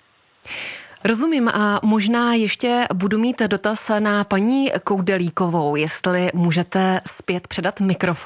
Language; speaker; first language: Czech; native; Czech